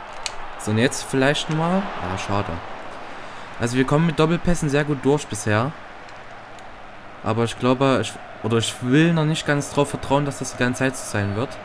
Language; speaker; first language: German; native; German